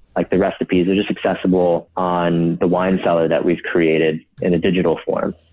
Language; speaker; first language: English; native; English